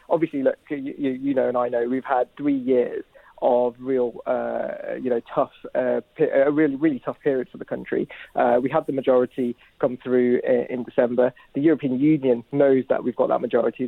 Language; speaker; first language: English; native; English